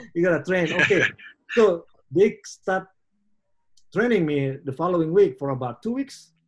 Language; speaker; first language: English; non-native, learner; Indonesian